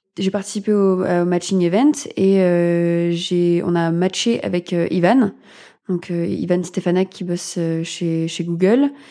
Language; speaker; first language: French; native; French